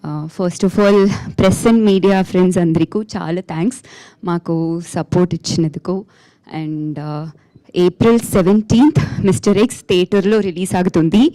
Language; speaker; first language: Telugu; non-native, fluent; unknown